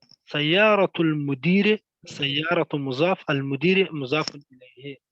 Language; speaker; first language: Arabic; non-native, learner; Pashto